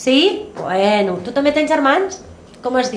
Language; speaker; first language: Catalan; native; Catalan